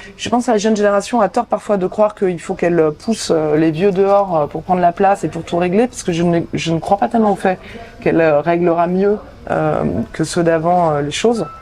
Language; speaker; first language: French; native; French